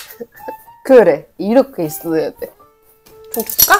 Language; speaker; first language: Korean; non-native, fluent; Arabic